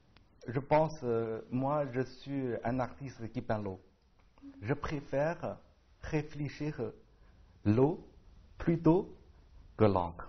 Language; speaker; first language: French; non-native, learner; Chinese